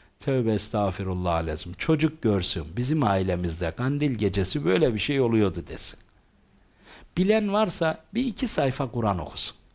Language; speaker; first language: Turkish; native; Turkish